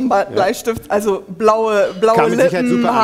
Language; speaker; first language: German; early bilingual, other home language; Turkish